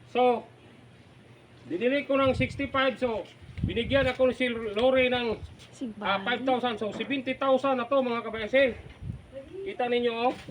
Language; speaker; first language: Filipino; non-native, local second language; Hiligaynon